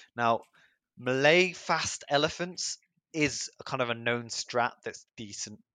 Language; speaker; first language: English; native; English